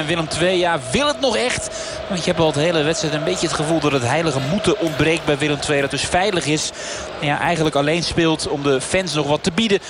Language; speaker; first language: Dutch; native; Dutch